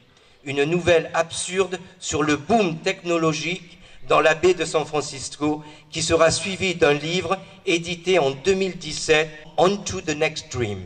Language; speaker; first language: French; native; French